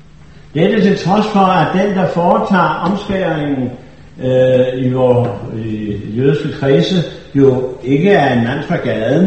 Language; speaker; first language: Danish; native; Danish